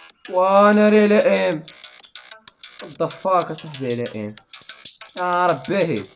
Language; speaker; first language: Arabic; native; Arabic